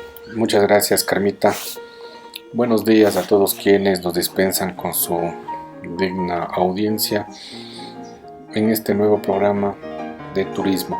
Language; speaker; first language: Spanish; native; Spanish